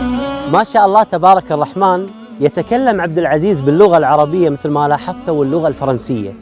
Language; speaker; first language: Arabic; native; Arabic